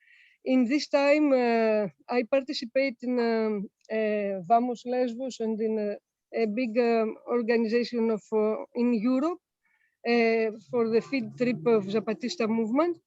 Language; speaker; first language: English; non-native, learner; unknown